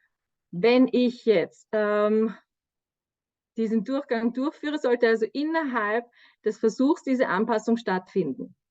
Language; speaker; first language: German; native; German